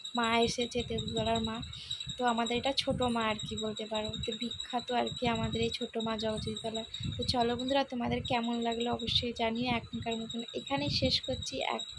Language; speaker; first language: Bangla; non-native, local second language; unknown